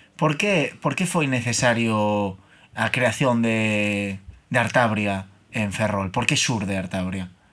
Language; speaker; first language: Galician; non-native, local second language; Spanish